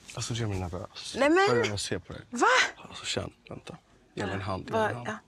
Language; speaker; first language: Swedish; non-native, fluent; Arabic